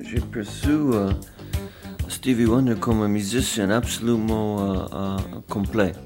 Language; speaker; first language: French; non-native, fluent; English